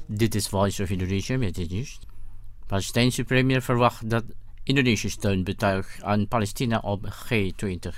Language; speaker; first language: Dutch; non-native, fluent; Indonesian